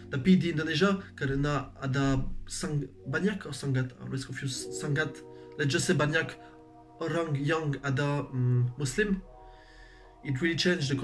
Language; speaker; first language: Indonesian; non-native, learner; French